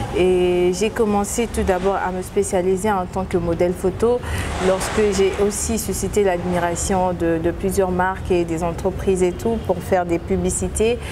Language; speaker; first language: French; non-native, local second language; Lingala